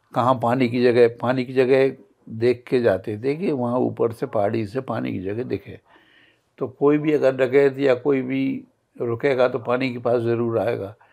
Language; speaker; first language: Hindi; native; Hindi